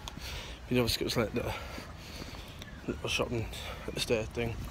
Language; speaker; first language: English; native; English